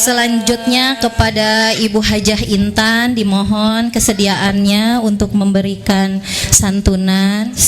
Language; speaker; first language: Indonesian; native; Indonesian